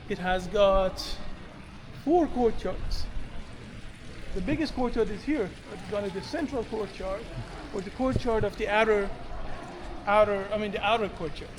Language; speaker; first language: English; non-native, fluent; Persian